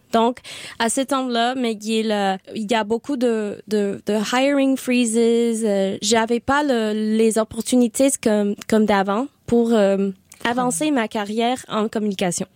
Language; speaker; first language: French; non-native, local second language; English